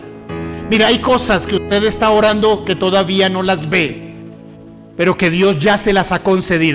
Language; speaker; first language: Spanish; native; Spanish